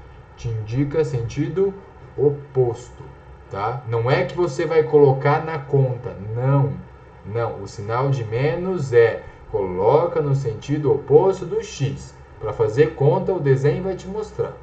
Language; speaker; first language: Portuguese; native; Portuguese